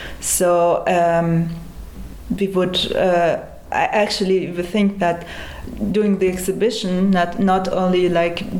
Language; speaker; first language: English; non-native, fluent; Persian